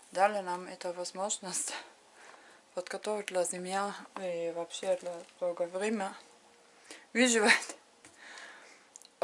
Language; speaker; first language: Russian; non-native, learner; German